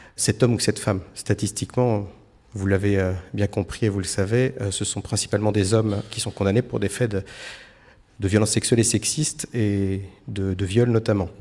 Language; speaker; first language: French; native; French